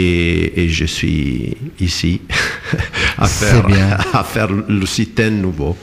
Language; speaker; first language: French; non-native, fluent; Italian